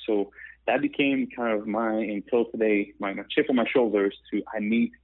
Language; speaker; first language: English; non-native, fluent; French